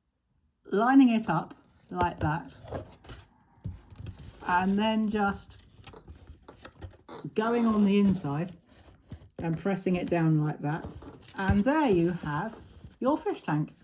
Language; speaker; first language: English; native; English